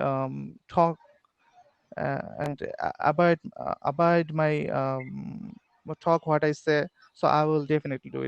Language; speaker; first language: English; non-native, learner; Bangla